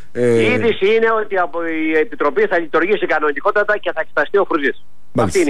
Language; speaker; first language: Greek; native; Greek